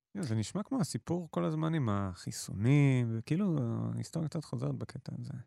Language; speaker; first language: Hebrew; native; Hebrew